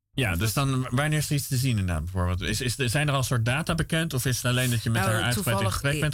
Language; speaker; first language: Dutch; native; Dutch